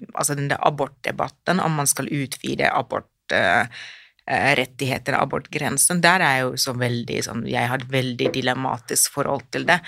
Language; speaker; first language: Norwegian; non-native, fluent; Finnish